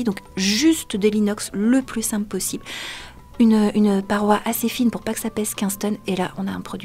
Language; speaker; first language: French; native; French